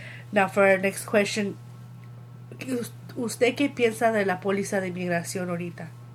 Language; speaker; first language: Spanish; early bilingual, heritage; Spanish